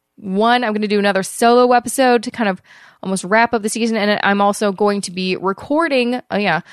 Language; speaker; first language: English; native; English